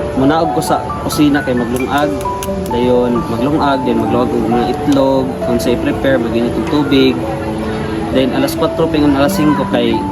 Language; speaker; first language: Cebuano; non-native, local second language; Hiligaynon